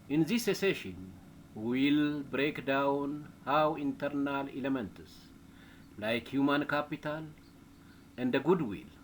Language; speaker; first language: English; non-native, local second language; Amharic